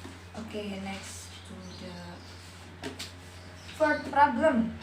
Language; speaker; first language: English; non-native, learner; Indonesian